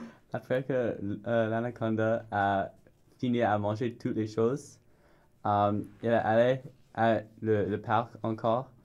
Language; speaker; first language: French; non-native, learner; English